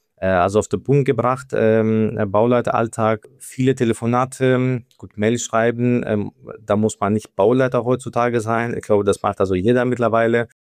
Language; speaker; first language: German; non-native, fluent; Greek